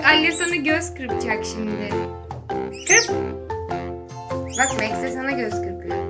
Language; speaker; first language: Turkish; native; Turkish